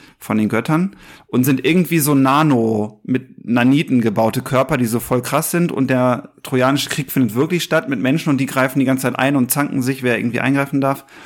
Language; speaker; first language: German; native; German